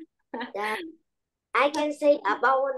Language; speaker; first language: English; non-native, learner; Vietnamese